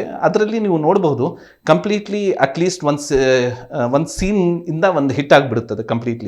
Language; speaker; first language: Kannada; non-native, local second language; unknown